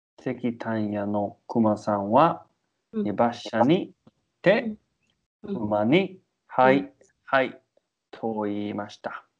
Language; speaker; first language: Japanese; non-native, learner; English